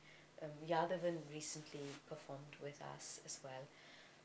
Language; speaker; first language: English; non-native, local second language; Tamil